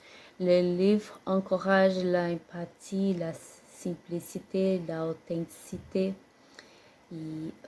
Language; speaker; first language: French; non-native, learner; Portuguese